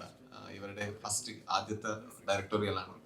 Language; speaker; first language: Malayalam; non-native, local second language; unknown